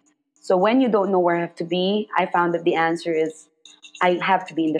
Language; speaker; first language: English; non-native, local second language; Filipino